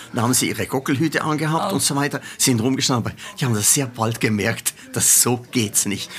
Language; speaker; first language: German; native; German